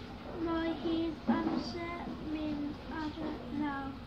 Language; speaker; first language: Welsh; non-native, local second language; English